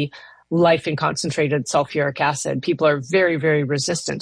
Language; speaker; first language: English; native; English